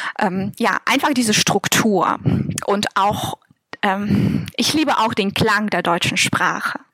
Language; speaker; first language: German; non-native, fluent; Russian